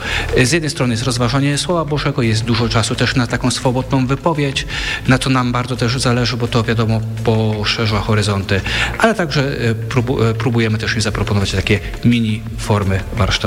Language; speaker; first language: Polish; native; Polish